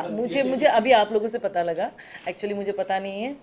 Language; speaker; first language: Hindi; non-native, local second language; Assamese